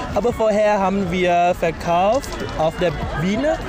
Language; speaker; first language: German; non-native, learner; Thai